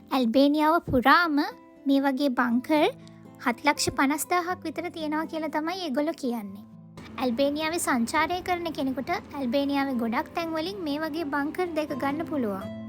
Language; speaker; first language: Sinhala; native; Sinhala